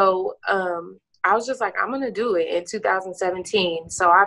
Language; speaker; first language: English; native; English